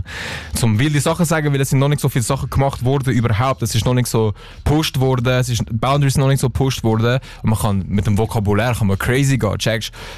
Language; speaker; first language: Swiss German; non-native, local second language; English